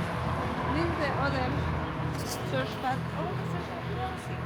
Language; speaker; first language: English; non-native, fluent; Spanish